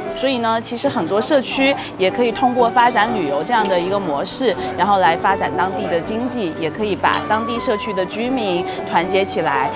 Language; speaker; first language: Chinese; non-native, fluent; Thai